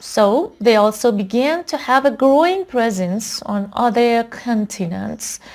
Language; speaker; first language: English; non-native, fluent; Persian